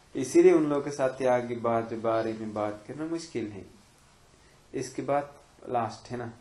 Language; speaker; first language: Hindi; non-native, fluent; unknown